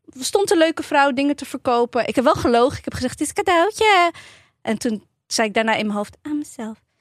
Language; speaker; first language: Dutch; early bilingual, other home language; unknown